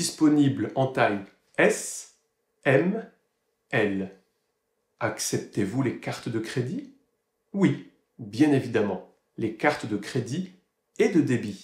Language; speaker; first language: French; native; French